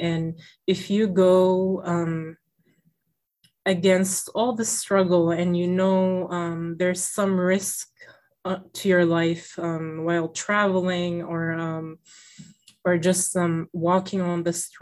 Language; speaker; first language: English; native; English